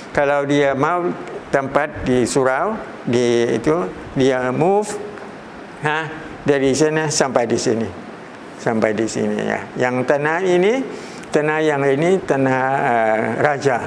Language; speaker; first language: Indonesian; early bilingual, heritage; Thai